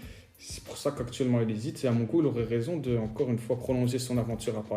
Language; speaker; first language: French; native; French